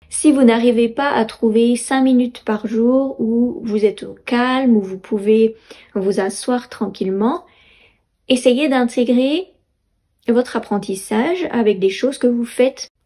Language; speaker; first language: French; native; French